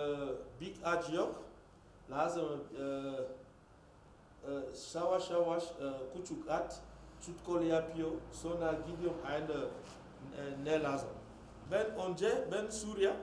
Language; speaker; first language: Turkish; non-native, learner; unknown